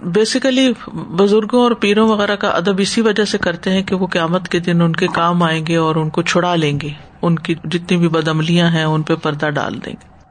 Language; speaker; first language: Urdu; native; Urdu